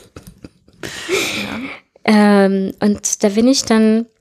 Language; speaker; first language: German; native; German